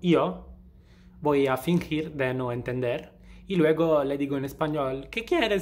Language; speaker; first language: Spanish; non-native, fluent; Italian